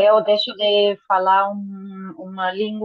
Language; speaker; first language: Portuguese; non-native, fluent; Spanish